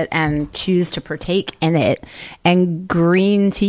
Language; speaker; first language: English; native; English